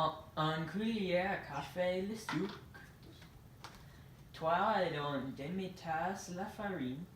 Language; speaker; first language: French; non-native, learner; English